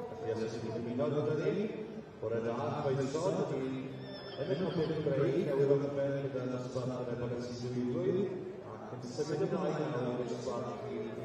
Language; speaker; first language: Welsh; native; Welsh